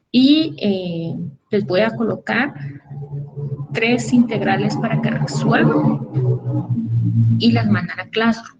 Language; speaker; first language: Spanish; native; Spanish